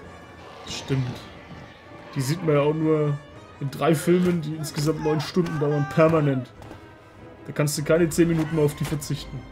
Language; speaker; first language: German; native; German